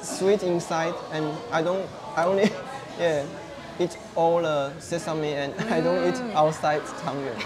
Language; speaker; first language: English; non-native, learner; Chinese